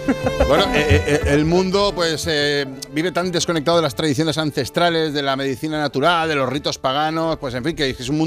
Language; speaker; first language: Spanish; native; Spanish